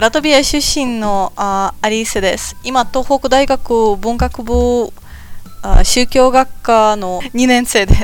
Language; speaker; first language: Japanese; non-native, fluent; Latvian